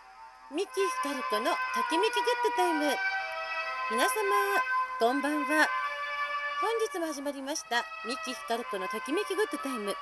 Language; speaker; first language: Japanese; native; Japanese